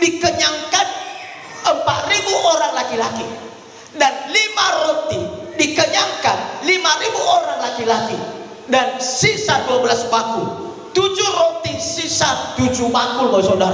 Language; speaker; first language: Indonesian; native; Indonesian